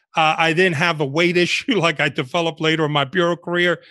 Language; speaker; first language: English; early bilingual, other home language; Spanish